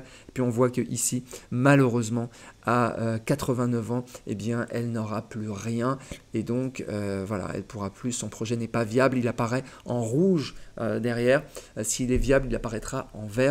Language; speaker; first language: French; native; French